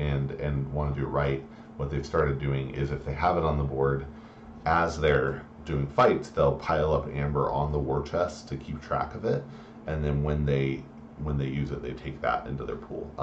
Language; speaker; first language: English; native; English